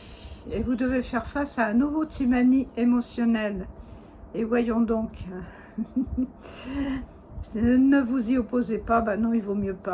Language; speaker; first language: French; native; French